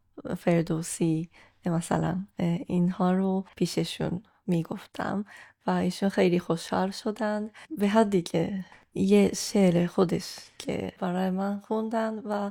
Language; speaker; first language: Persian; non-native, fluent; Japanese